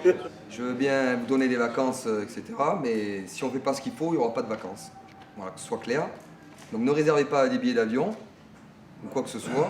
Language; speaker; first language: French; native; French